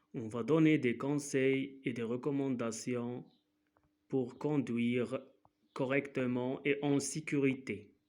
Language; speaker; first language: French; non-native, local second language; Arabic